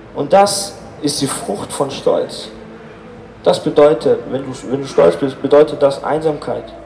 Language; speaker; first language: German; native; German